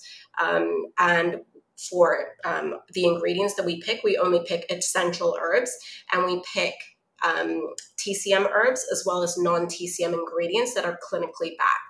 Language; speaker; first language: English; non-native, local second language; Cantonese